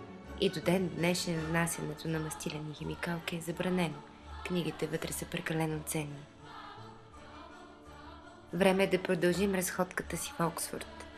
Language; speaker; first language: Bulgarian; native; Bulgarian